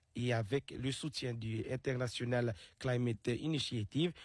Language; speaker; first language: French; non-native, local second language; Seselwa Creole French